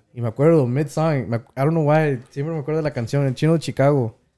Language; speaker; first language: Spanish; early bilingual, heritage; Spanish